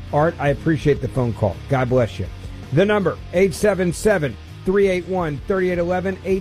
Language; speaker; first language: English; native; English